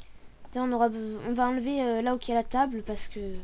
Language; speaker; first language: French; native; French